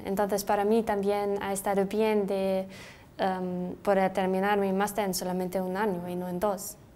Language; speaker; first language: Spanish; non-native, fluent; German